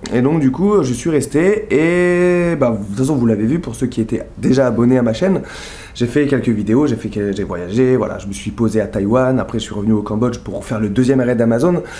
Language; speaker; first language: French; native; French